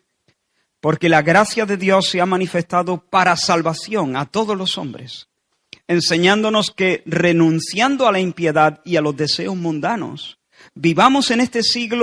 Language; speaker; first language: Spanish; native; Spanish